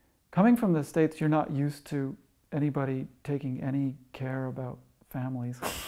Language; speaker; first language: English; native; English